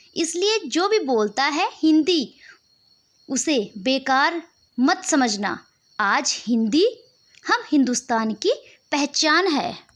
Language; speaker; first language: Hindi; native; Hindi